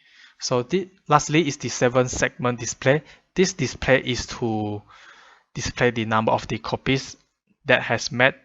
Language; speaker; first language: English; non-native, fluent; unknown